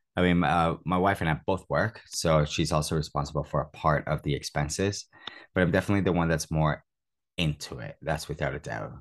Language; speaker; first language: English; early bilingual, other home language; Spanish